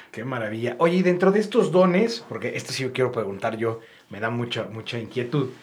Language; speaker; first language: Spanish; native; Spanish